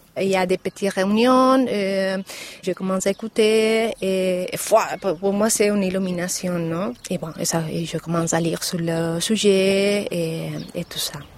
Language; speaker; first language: French; non-native, learner; Catalan